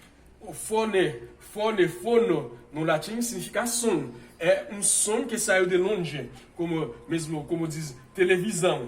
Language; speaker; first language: Portuguese; non-native, fluent; Haitian Creole